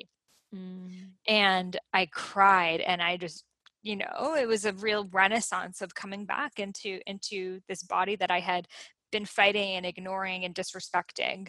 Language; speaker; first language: English; early bilingual, other home language; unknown